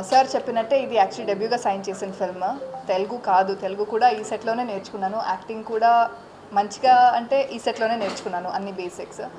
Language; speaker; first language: Telugu; non-native, learner; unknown